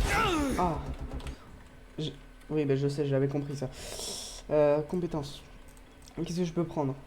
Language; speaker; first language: French; native; French